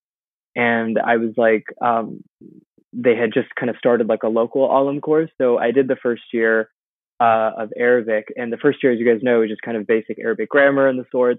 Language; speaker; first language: English; native; English